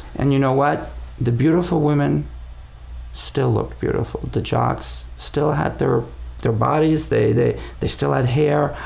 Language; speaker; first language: English; non-native, fluent; Spanish